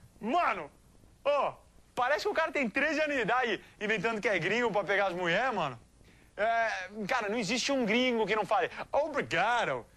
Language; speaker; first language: Portuguese; native; Portuguese